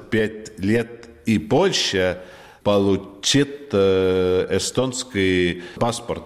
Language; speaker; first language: Russian; non-native, learner; Estonian